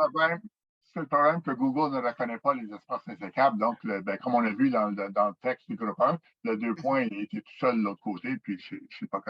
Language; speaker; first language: French; native; French